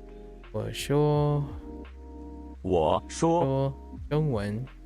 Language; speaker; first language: Chinese; non-native, learner; English